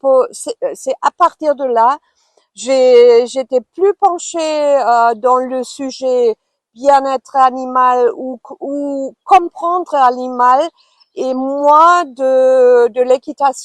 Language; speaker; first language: French; non-native, fluent; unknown